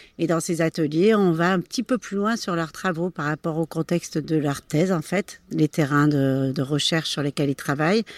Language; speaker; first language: French; native; French